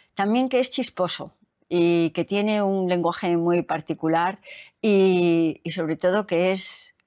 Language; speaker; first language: Spanish; native; Spanish